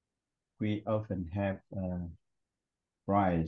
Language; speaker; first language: English; non-native, learner; Vietnamese